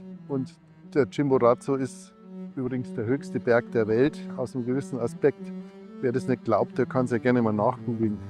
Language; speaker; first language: German; native; German